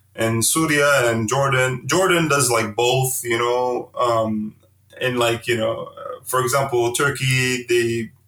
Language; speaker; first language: English; early bilingual, heritage; Arabic